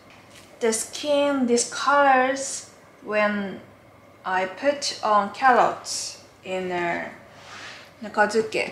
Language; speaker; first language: English; non-native, learner; Japanese